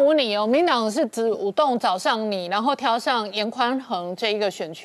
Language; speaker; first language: Chinese; native; Chinese